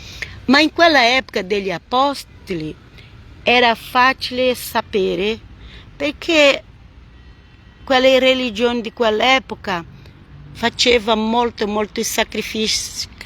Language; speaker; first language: Italian; non-native, fluent; Portuguese